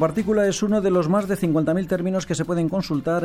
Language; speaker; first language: Spanish; native; Spanish